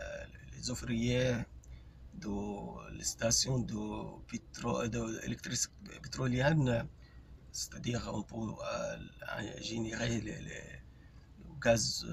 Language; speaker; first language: French; non-native, fluent; Arabic